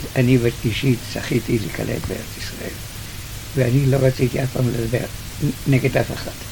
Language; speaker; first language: Hebrew; early bilingual, other home language; Yiddish